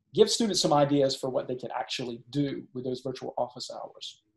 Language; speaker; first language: English; native; English